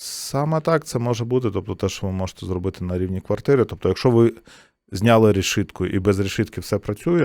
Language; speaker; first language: Ukrainian; native; Ukrainian